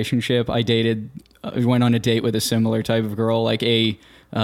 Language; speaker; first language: English; native; English